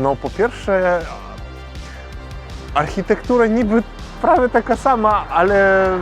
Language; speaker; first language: Polish; non-native, fluent; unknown